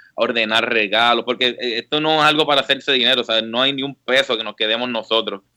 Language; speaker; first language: Spanish; native; Spanish